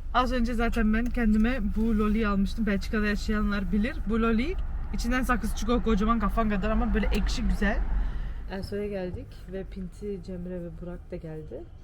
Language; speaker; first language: Turkish; early bilingual, heritage; Turkish